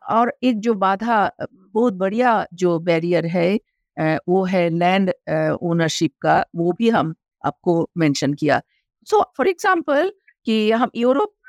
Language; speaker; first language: Hindi; non-native, local second language; Bangla